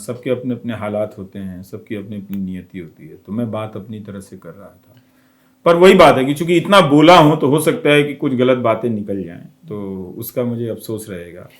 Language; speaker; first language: Hindi; non-native, local second language; Bhojpuri